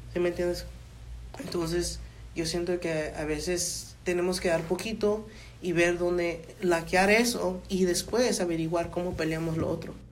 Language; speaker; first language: Spanish; early bilingual, heritage; Spanish